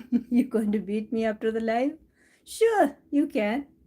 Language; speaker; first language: English; non-native, local second language; Malayalam